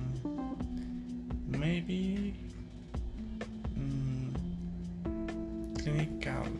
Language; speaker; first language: English; non-native, learner; Spanish